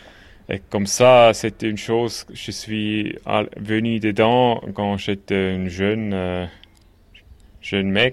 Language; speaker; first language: French; non-native, local second language; German